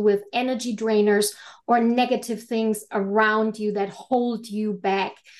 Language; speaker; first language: English; non-native, fluent; German